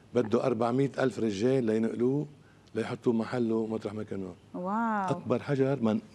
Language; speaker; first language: Arabic; native; Arabic